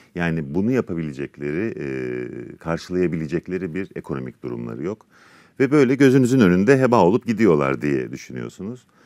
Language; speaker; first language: Turkish; native; Turkish